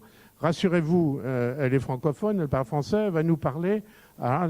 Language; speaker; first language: French; native; French